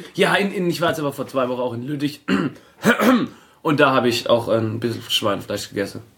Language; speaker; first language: German; native; German